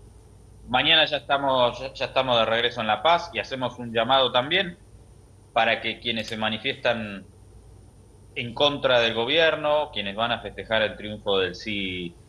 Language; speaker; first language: Spanish; native; Spanish